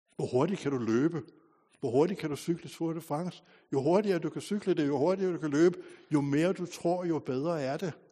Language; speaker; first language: Danish; native; Danish